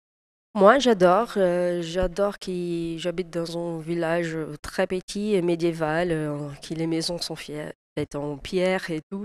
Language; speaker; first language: French; non-native, fluent; Portuguese